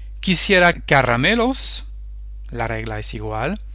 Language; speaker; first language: Spanish; non-native, fluent; French